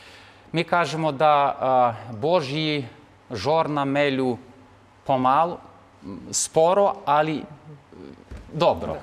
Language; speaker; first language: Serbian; non-native, fluent; Ukrainian